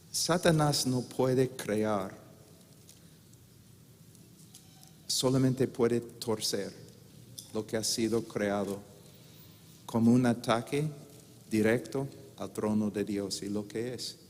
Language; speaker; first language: Spanish; non-native, fluent; English